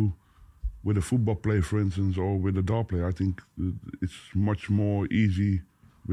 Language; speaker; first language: English; non-native, fluent; Dutch